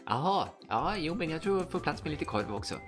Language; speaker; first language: Swedish; native; Swedish